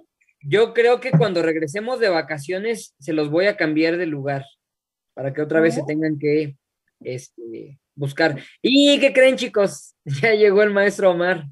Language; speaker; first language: Spanish; native; Spanish